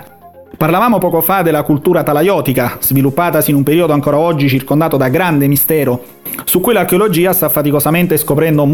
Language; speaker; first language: Italian; native; Italian